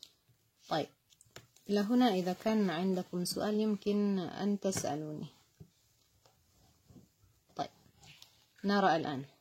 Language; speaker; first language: Arabic; non-native, fluent; Indonesian